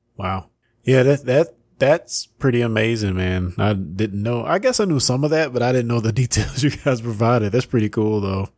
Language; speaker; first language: English; native; English